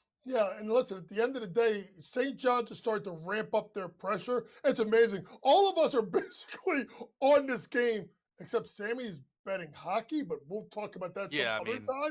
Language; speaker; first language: English; native; English